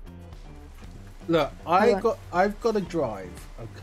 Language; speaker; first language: English; native; English